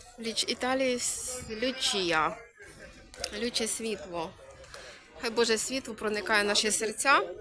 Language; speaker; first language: Ukrainian; native; Ukrainian